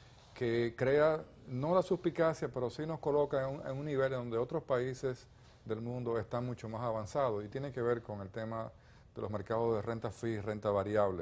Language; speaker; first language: Spanish; native; Spanish